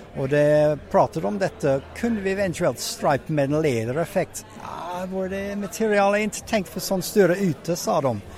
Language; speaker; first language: Swedish; non-native, fluent; English